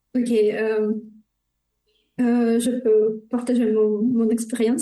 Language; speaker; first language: French; non-native, fluent; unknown